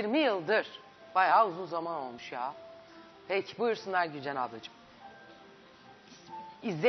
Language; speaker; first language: Turkish; native; Turkish